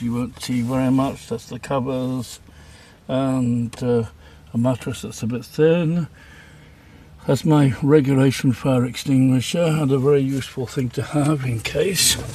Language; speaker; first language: English; native; English